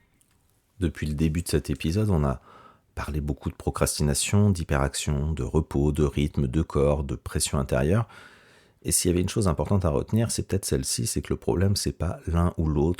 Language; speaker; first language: French; native; French